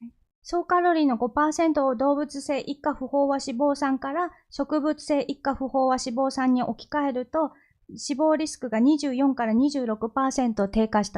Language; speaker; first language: Japanese; non-native, fluent; Korean